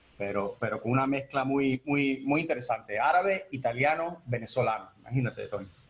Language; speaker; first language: Spanish; early bilingual, heritage; Spanish